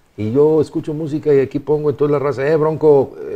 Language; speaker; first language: Spanish; native; Spanish